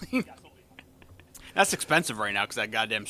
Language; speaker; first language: English; native; English